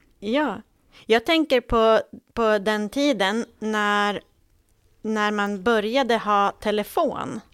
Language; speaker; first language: Swedish; native; Swedish